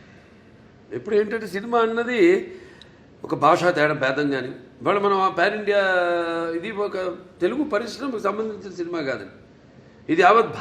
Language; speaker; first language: Telugu; native; Telugu